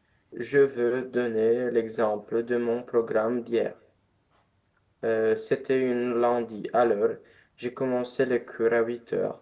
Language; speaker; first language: French; non-native, learner; Romanian